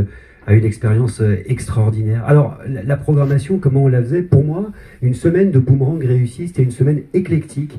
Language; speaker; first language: French; native; French